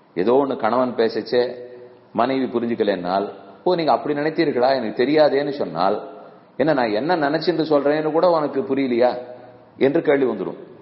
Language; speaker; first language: Tamil; native; Tamil